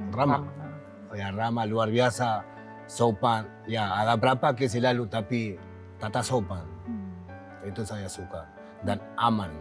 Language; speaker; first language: Indonesian; non-native, learner; Spanish